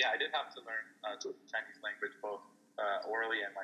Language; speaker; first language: English; native; English